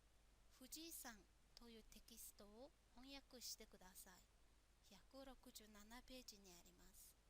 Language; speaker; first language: Japanese; non-native, fluent; Mongolian